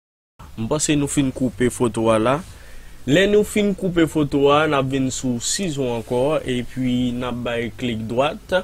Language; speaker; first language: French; non-native, learner; Haitian Creole